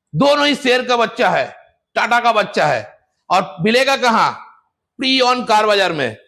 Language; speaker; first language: Hindi; non-native, local second language; Bangla